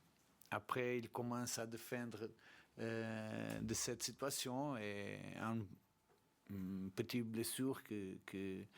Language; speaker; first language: French; non-native, learner; Portuguese